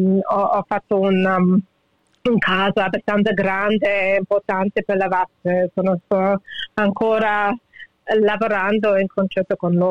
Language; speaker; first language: Italian; early bilingual, heritage; English